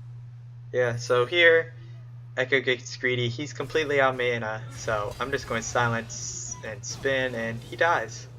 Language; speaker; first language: English; native; English